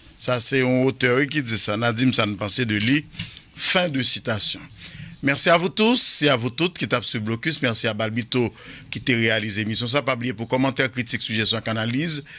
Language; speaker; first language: French; non-native, local second language; Haitian Creole